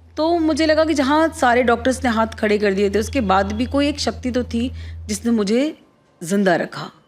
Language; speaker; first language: Hindi; native; Hindi